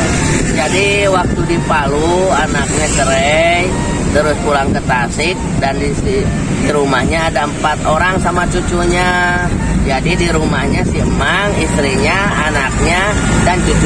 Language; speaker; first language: Indonesian; non-native, local second language; Sundanese